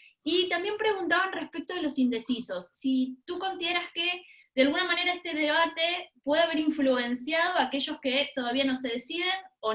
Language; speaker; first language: Spanish; native; Spanish